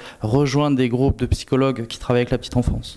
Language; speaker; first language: French; native; French